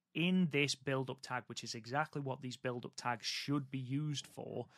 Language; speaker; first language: English; native; English